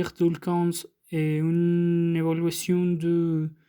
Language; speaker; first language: French; non-native, learner; Spanish